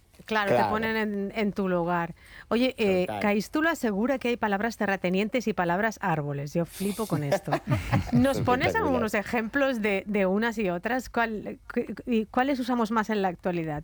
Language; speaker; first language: Spanish; native; Spanish